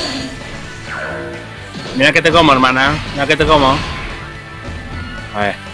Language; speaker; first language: Spanish; native; Spanish